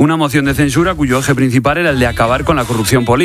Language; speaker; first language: Spanish; native; Spanish